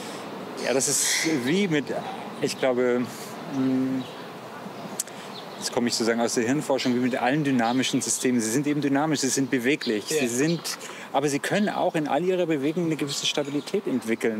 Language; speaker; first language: German; native; German